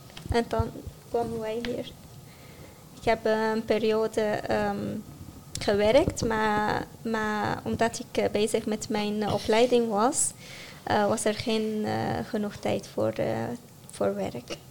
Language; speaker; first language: Dutch; non-native, learner; Arabic